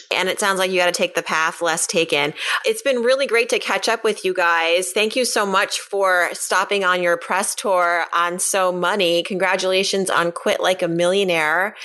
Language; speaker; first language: English; non-native, fluent; Chinese